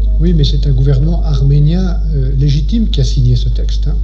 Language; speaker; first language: French; native; French